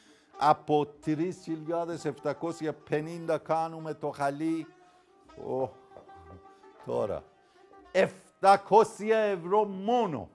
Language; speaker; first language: Greek; non-native, learner; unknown